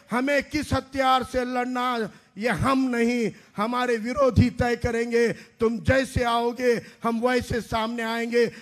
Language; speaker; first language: Hindi; non-native, local second language; Marathi